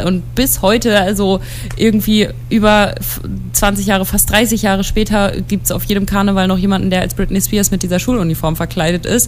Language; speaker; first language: German; native; German